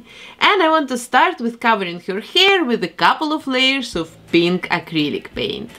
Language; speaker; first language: English; non-native, fluent; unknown